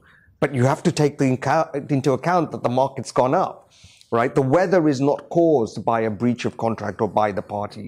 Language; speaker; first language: English; native; English